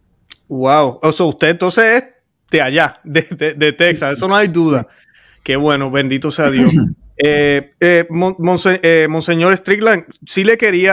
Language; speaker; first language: Spanish; native; Spanish